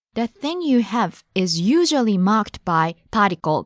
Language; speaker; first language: English; non-native, fluent; Japanese